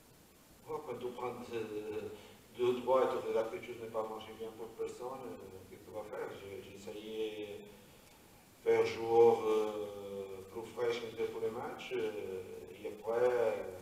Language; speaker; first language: French; non-native, learner; Portuguese